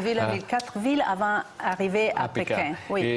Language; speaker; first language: French; non-native, fluent; Italian